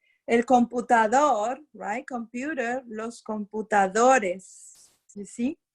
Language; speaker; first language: Spanish; non-native, fluent; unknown